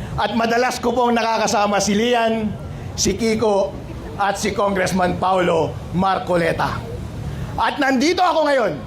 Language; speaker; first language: Filipino; non-native, local second language; Iloko